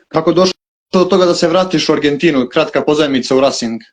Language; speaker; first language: Croatian; native; Croatian